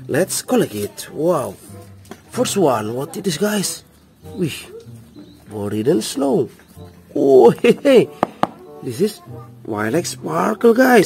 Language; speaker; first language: English; non-native, learner; Indonesian